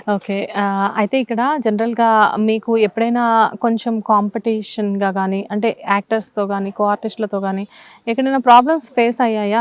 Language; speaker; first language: Telugu; native; Telugu